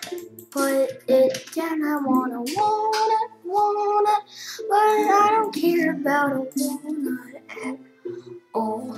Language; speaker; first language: English; native; English